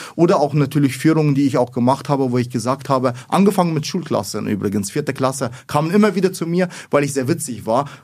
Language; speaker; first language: German; early bilingual, other home language; Arabic